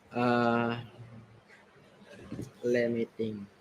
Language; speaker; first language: English; non-native, learner; Indonesian